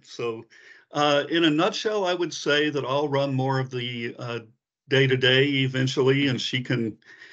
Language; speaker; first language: English; native; English